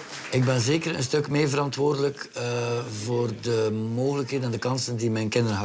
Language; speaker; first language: Dutch; native; Dutch